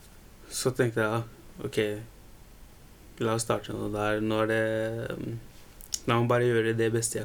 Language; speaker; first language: Norwegian; early bilingual, other home language; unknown